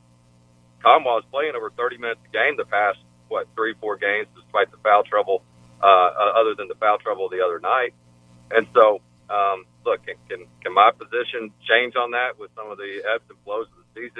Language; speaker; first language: English; native; English